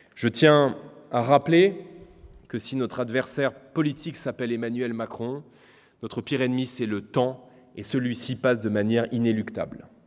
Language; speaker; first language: French; native; French